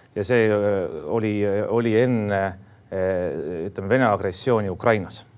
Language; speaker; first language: Estonian; non-native, local second language; Russian